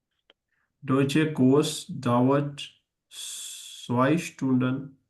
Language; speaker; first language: German; non-native, learner; Urdu